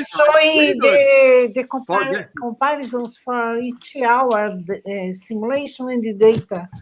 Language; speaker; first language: English; non-native, fluent; Portuguese